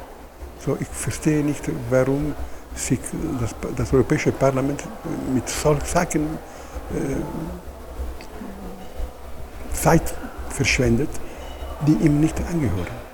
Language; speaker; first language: German; non-native, fluent; Italian